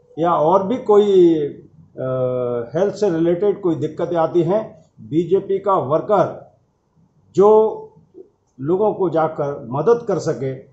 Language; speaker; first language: Hindi; native; Hindi